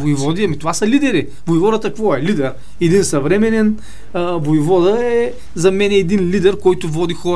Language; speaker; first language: Bulgarian; native; Bulgarian